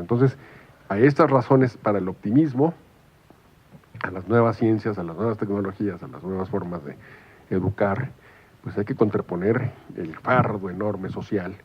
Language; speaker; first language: Spanish; native; Spanish